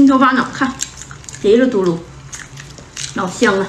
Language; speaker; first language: Chinese; native; Chinese